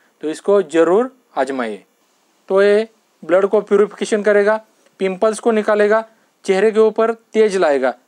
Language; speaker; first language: Hindi; non-native, local second language; Marathi